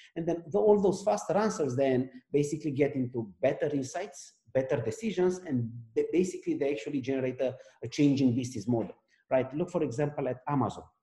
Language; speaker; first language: English; non-native, fluent; Romanian